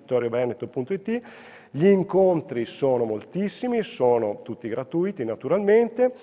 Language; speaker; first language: Italian; native; Italian